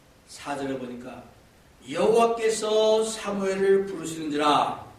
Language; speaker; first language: Korean; native; Korean